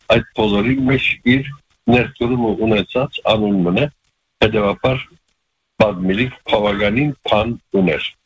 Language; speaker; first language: Armenian; early bilingual, heritage; Armenian